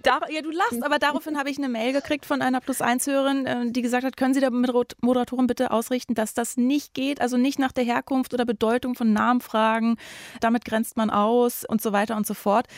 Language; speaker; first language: German; native; German